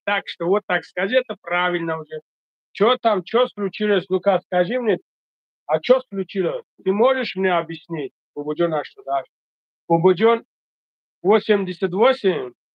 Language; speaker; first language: Russian; non-native, fluent; Tajik